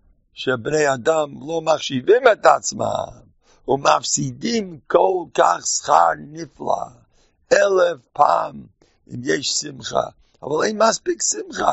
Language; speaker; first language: Hebrew; non-native, fluent; English